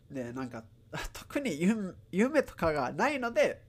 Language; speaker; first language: Japanese; non-native, learner; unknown